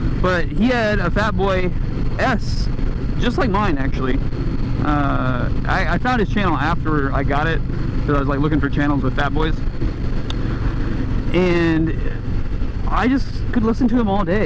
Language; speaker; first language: English; native; English